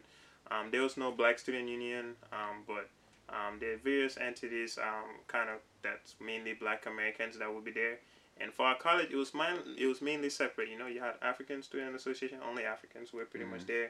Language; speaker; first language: English; non-native, local second language; Wolof